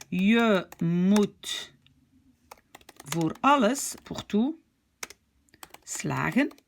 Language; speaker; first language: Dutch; non-native, local second language; French